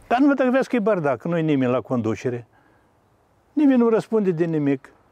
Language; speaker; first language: Romanian; native; Romanian